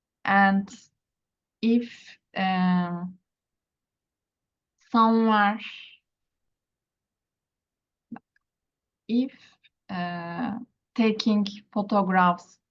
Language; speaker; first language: English; non-native, learner; Turkish